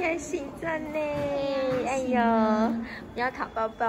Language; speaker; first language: Chinese; non-native, fluent; Vietnamese